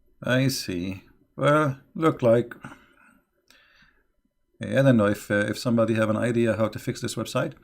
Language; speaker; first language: English; non-native, fluent; Arabic